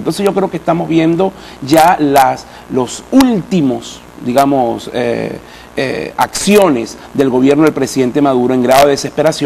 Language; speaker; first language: Spanish; native; Spanish